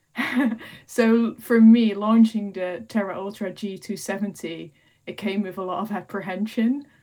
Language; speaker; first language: English; non-native, fluent; Dutch